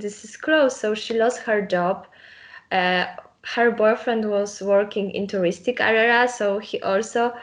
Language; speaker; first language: English; non-native, learner; Polish